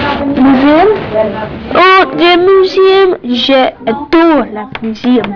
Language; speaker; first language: French; non-native, learner; English